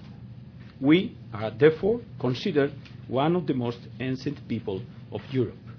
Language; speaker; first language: English; non-native, fluent; Spanish